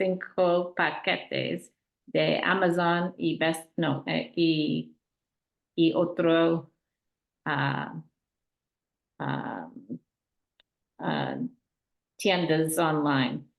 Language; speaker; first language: Spanish; non-native, learner; English